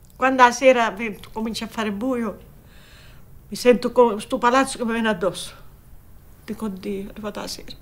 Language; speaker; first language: Italian; native; Italian